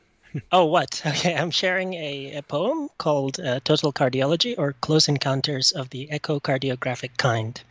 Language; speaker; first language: English; non-native, fluent; French